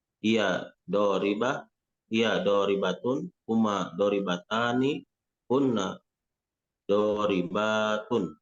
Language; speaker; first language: Arabic; non-native, learner; Indonesian